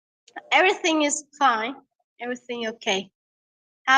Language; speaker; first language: English; non-native, learner; Vietnamese